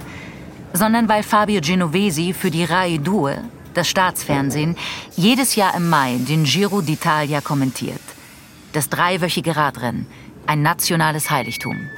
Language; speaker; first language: German; native; German